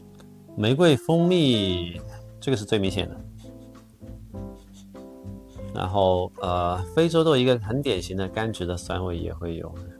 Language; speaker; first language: Chinese; native; Chinese